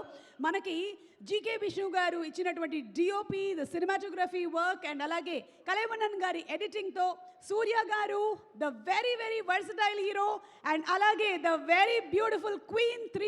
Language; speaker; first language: Telugu; native; Telugu